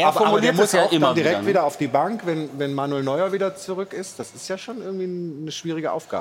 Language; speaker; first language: German; native; German